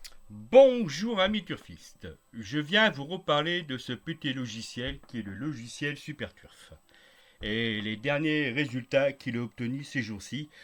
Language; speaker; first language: French; native; French